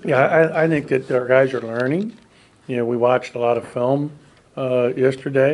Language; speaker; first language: English; native; English